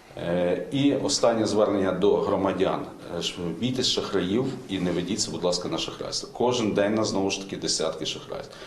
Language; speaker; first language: Ukrainian; native; Ukrainian